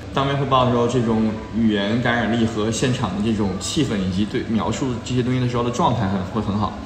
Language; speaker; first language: Chinese; native; Chinese